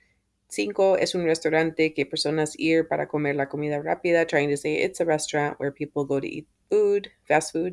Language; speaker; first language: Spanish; non-native, fluent; English